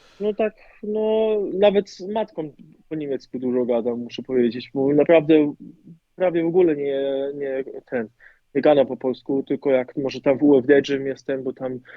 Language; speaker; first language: Polish; early bilingual, heritage; German